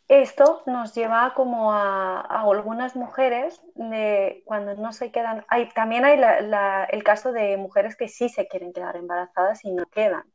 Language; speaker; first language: Spanish; non-native, fluent; Armenian